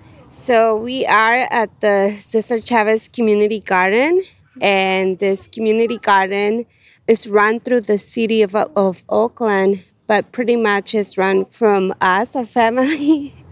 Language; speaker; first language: English; non-native, fluent; Spanish